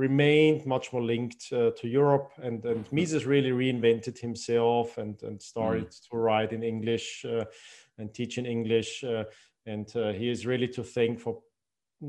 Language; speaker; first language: English; non-native, fluent; German